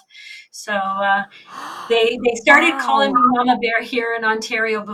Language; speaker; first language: English; native; English